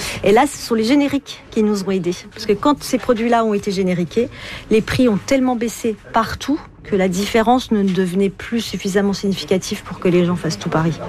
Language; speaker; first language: French; native; French